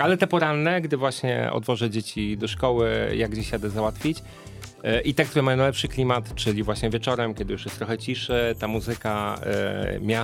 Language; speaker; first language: Polish; native; Polish